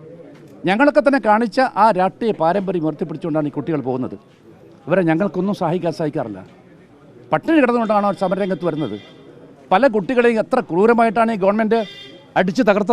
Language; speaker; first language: Malayalam; native; Malayalam